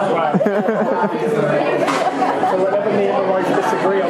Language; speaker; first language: English; native; English